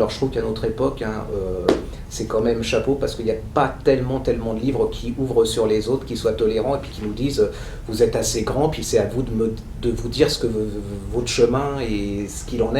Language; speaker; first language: French; native; French